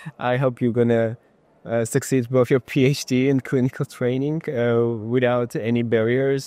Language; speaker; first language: English; non-native, fluent; Armenian